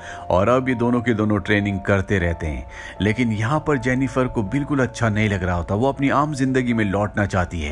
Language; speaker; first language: Hindi; native; Hindi